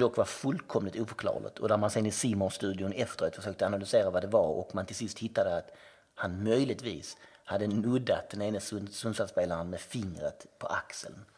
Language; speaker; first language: Swedish; native; Swedish